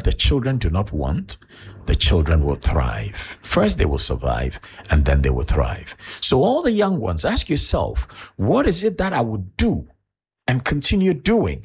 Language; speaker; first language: English; non-native, local second language; Akan